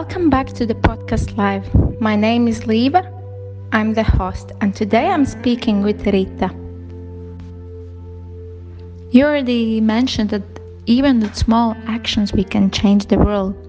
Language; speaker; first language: English; non-native, fluent; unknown